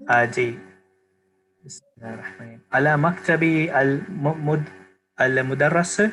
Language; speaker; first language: Arabic; non-native, learner; Urdu